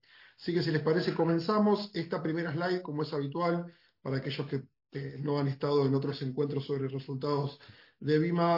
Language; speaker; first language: Spanish; native; Spanish